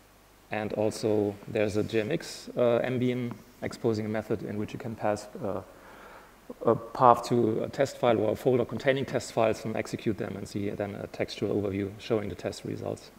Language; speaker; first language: English; non-native, fluent; German